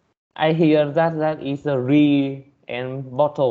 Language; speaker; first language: English; non-native, learner; Vietnamese